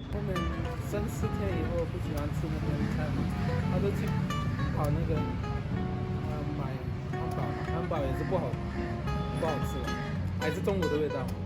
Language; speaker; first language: Chinese; non-native, fluent; Hindi